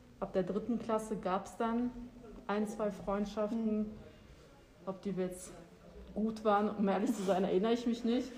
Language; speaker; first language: German; early bilingual, other home language; Albanian